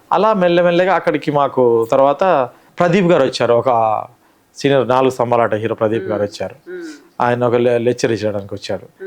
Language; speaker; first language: Telugu; native; Telugu